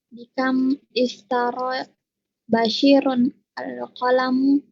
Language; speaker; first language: Arabic; non-native, learner; Indonesian